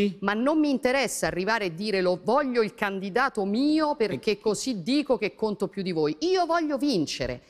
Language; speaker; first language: Italian; native; Italian